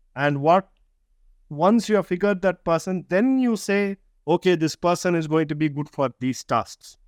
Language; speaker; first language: English; non-native, local second language; Tamil